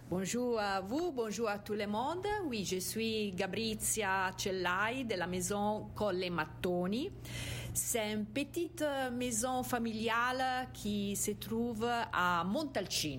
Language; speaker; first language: French; non-native, fluent; Italian